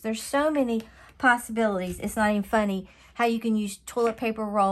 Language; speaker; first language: English; native; English